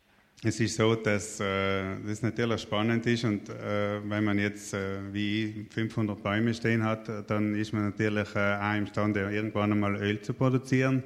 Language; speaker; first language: German; native; German